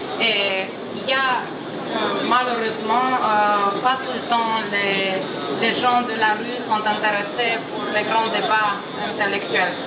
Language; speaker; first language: French; non-native, fluent; Romanian